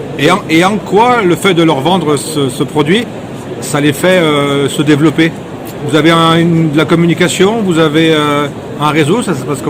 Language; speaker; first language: French; native; French